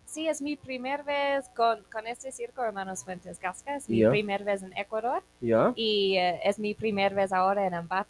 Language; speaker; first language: Spanish; non-native, learner; English